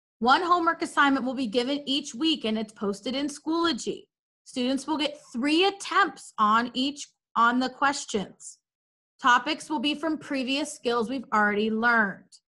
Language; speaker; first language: English; native; English